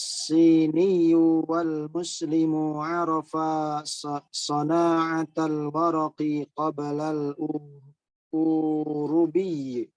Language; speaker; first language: Arabic; non-native, learner; Indonesian